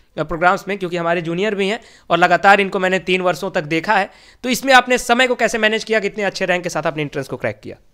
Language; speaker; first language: Hindi; native; Hindi